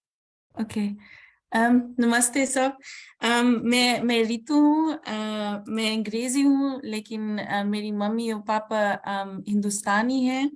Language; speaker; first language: Hindi; non-native, learner; English